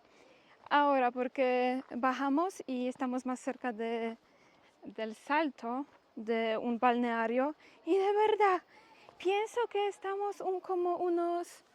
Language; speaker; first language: Spanish; non-native, learner; Polish